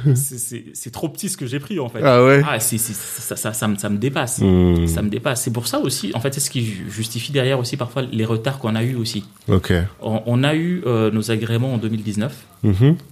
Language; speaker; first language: French; non-native, local second language; Lingala